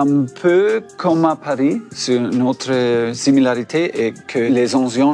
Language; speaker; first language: French; non-native, fluent; German